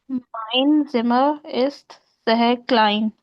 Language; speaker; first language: German; non-native, learner; Urdu